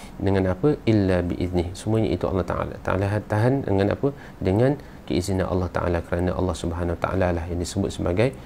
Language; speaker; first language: Malay; native; Malay